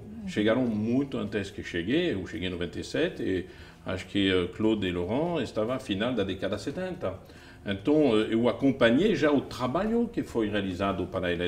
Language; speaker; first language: Portuguese; non-native, fluent; French